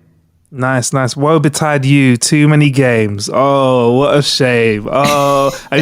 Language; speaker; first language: English; native; English